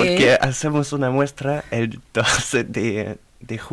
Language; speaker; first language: Spanish; non-native, learner; German